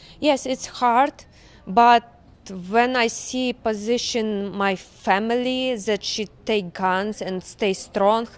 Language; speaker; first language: English; non-native, learner; Ukrainian